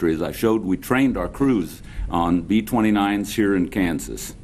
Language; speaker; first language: English; native; English